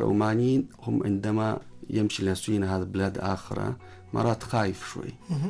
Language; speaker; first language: Arabic; non-native, learner; Chinese